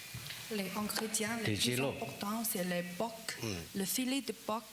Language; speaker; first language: French; non-native, learner; Chinese